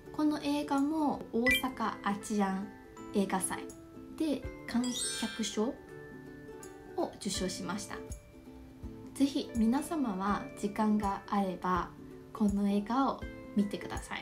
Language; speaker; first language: Japanese; non-native, fluent; Chinese